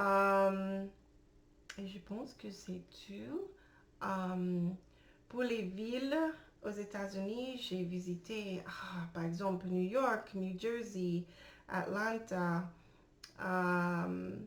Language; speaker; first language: French; non-native, learner; English